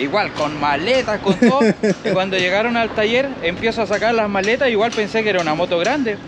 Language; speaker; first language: Spanish; native; Spanish